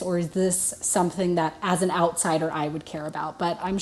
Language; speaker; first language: English; native; English